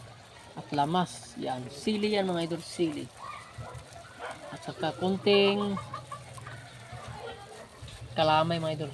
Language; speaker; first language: Filipino; non-native, local second language; Cebuano